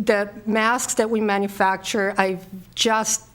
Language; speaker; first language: English; non-native, fluent; Polish